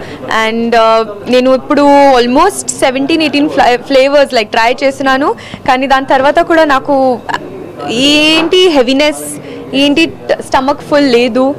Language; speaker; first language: Telugu; non-native, learner; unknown